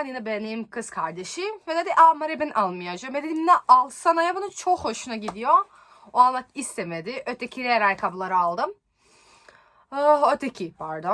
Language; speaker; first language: Turkish; non-native, learner; Serbian